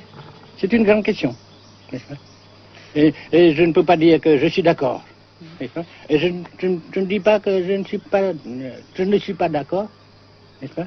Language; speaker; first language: French; non-native, fluent; Vietnamese